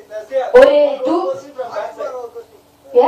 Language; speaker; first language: Tamil; non-native, learner; Malayalam